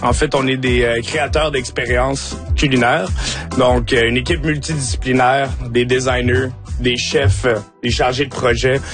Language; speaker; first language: French; native; French